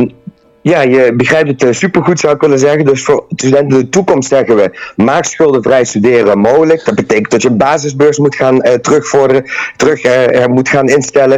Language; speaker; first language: Dutch; native; Dutch